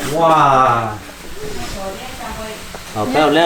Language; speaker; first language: Chinese; non-native, local second language; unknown